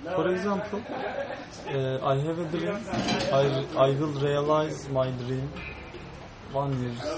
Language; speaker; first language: English; non-native, learner; Turkish